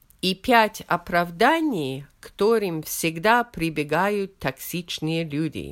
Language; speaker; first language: Russian; non-native, fluent; English